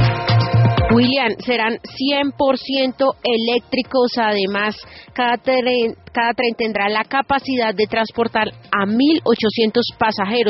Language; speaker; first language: Spanish; native; Spanish